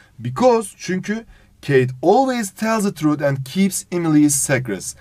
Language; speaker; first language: English; non-native, fluent; Turkish